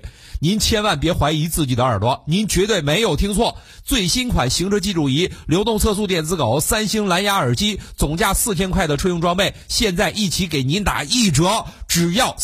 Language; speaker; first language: Chinese; native; Chinese